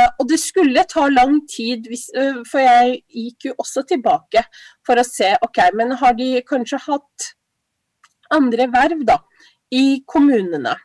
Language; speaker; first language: Norwegian; early bilingual, other home language; Somali